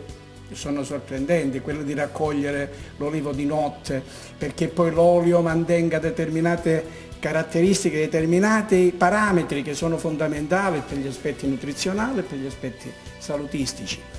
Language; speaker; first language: Italian; native; Italian